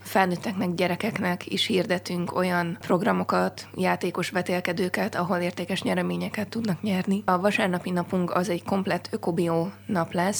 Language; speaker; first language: Hungarian; native; Hungarian